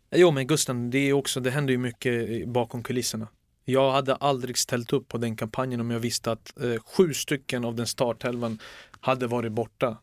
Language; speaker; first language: Swedish; early bilingual, other home language; Serbian